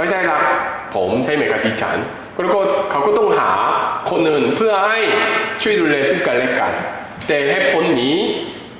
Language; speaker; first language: Thai; non-native, fluent; Korean